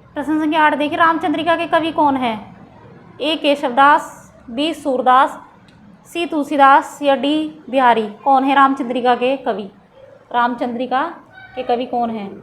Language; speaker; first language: Hindi; native; Hindi